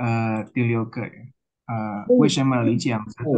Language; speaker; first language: Chinese; non-native, learner; Indonesian